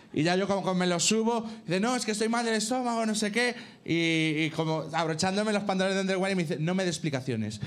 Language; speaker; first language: Spanish; native; Spanish